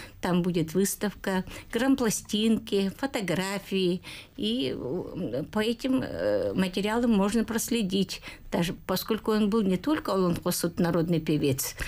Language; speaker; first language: Russian; non-native, local second language; Yakut